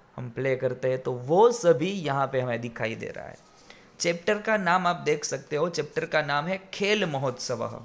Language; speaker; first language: Hindi; non-native, local second language; Gujarati